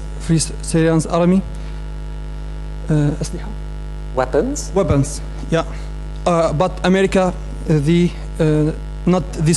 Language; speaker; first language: English; non-native, learner; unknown